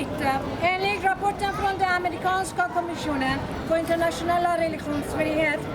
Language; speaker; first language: Swedish; non-native, fluent; Persian